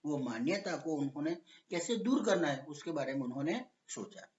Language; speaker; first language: Hindi; non-native, local second language; Gujarati